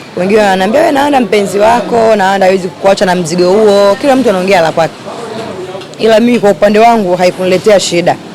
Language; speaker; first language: Swahili; native; Swahili